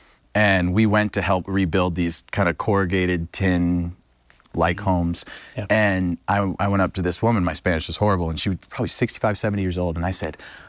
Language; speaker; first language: English; native; English